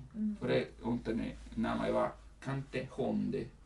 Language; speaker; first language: Japanese; non-native, learner; Italian